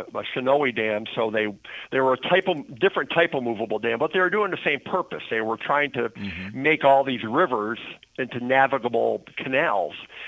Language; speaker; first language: English; native; English